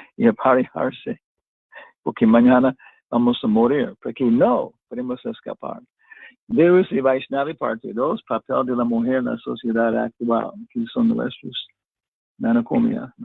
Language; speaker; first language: Spanish; non-native, fluent; English